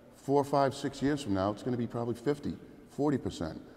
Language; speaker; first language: English; native; English